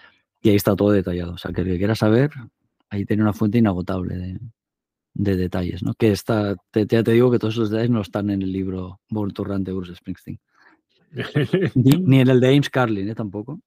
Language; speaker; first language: Spanish; native; Spanish